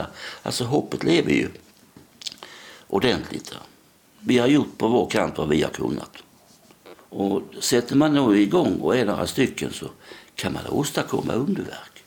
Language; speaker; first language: Swedish; native; Swedish